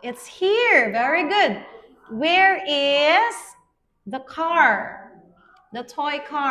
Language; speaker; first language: English; non-native, fluent; Vietnamese